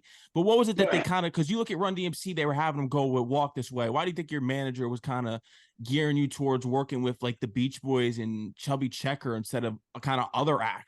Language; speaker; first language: English; native; English